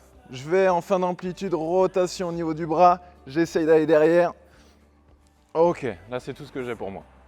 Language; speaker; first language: French; native; French